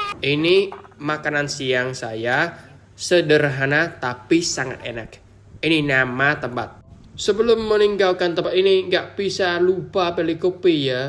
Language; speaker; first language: Indonesian; non-native, learner; Vietnamese